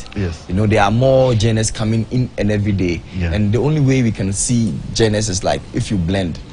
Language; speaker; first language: English; non-native, local second language; Akan